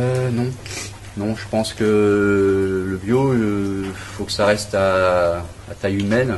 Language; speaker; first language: French; native; French